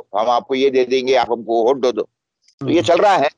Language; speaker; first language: Hindi; non-native, local second language; Marathi